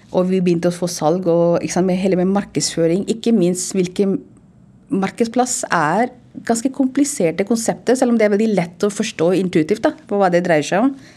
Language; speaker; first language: Norwegian; non-native, fluent; Hindi